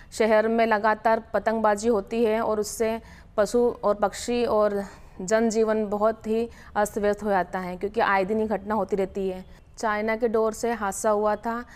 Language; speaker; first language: Hindi; native; Hindi